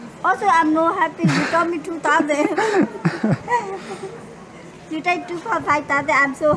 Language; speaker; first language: English; non-native, learner; Burmese